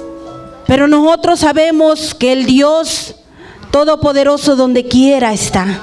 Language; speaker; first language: Spanish; native; Spanish